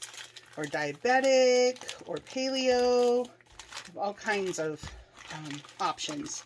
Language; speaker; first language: English; native; English